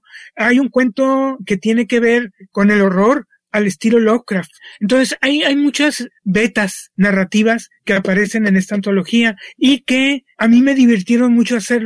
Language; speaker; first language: Spanish; native; Spanish